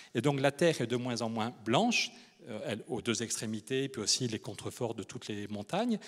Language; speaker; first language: French; native; French